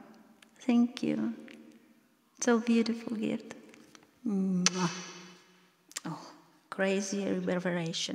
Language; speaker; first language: English; non-native, learner; Russian